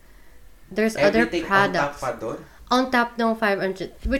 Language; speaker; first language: English; non-native, local second language; Filipino